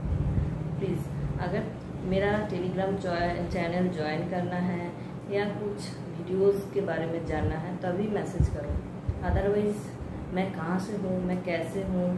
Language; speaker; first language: Hindi; non-native, local second language; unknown